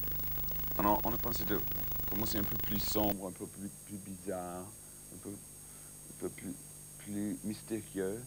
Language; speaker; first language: French; non-native, learner; English